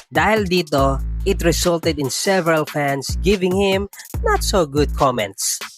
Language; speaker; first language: English; non-native, local second language; Filipino